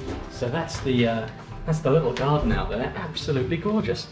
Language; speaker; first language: English; native; English